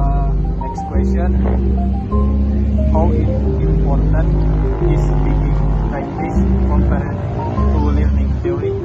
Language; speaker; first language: English; non-native, learner; Indonesian